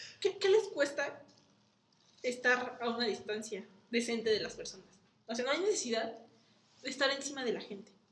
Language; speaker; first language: Spanish; native; Spanish